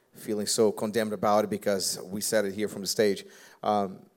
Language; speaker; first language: English; non-native, fluent; Portuguese